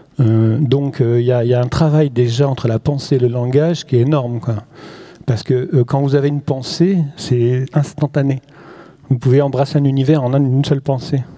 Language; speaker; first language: French; non-native, local second language; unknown